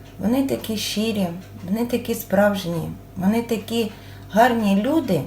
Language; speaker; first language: Ukrainian; native; Ukrainian